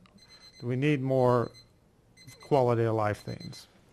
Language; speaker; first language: English; native; English